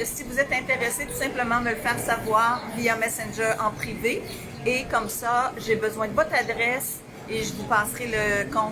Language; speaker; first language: French; native; French